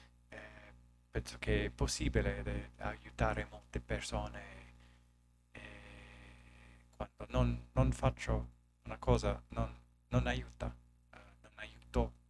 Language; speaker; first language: Italian; non-native, learner; English